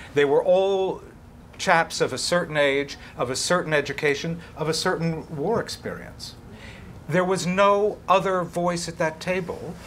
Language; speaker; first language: English; native; English